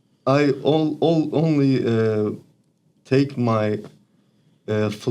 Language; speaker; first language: English; non-native, learner; Turkish